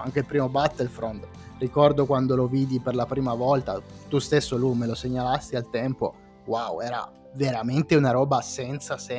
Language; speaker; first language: Italian; native; Italian